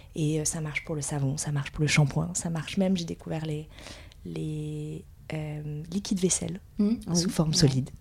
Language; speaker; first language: French; native; French